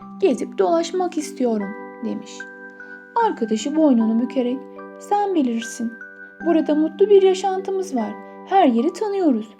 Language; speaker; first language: Turkish; native; Turkish